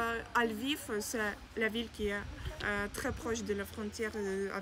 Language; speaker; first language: French; non-native, learner; Ukrainian